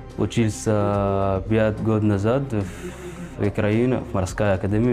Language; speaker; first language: Russian; non-native, learner; Arabic